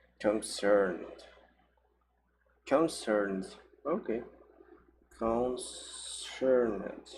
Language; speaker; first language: English; non-native, learner; Portuguese